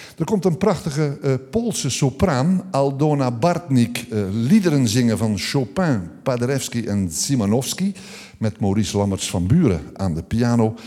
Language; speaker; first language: Dutch; native; Dutch